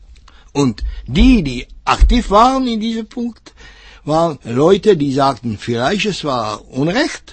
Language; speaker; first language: German; non-native, fluent; Czech